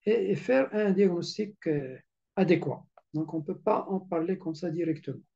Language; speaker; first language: French; non-native, local second language; Arabic